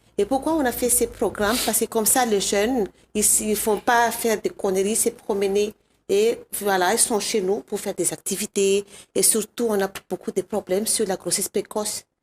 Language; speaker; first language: French; non-native, local second language; Malagasy